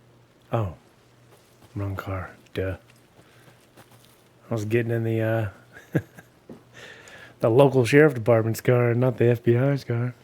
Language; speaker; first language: English; native; English